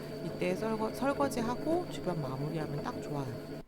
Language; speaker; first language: Korean; native; Korean